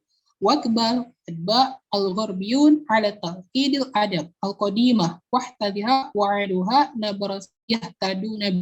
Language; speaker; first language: Arabic; non-native, learner; Indonesian